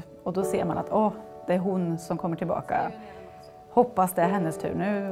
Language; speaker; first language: Swedish; native; Swedish